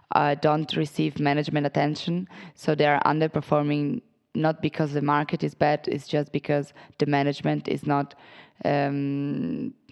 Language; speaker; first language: English; non-native, fluent; Italian